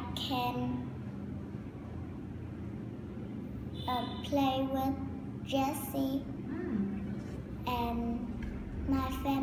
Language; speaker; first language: English; non-native, learner; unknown